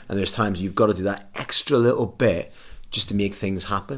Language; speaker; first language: English; native; English